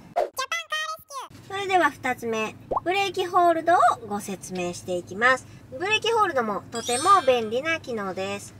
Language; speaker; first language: Japanese; native; Japanese